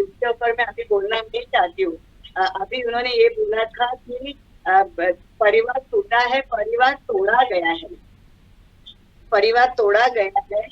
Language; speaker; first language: Hindi; non-native, local second language; Marathi